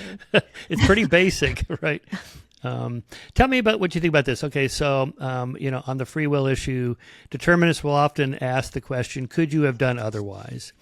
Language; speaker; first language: English; native; English